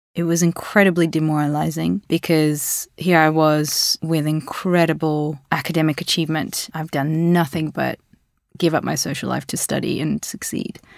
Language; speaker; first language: English; early bilingual, other home language; Russian